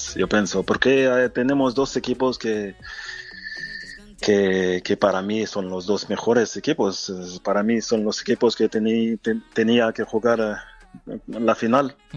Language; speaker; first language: Spanish; non-native, fluent; French